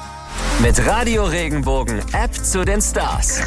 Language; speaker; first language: German; native; German